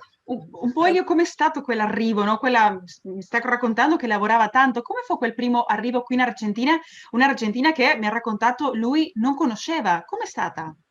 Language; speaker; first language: Italian; early bilingual, heritage; Spanish